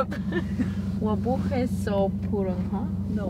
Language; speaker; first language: Chinese; non-native, learner; English